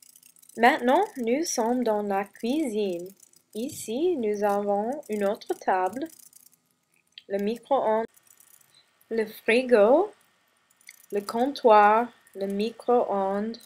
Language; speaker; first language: French; non-native, learner; English